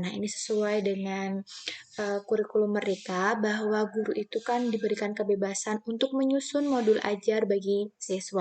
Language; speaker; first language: Indonesian; native; Indonesian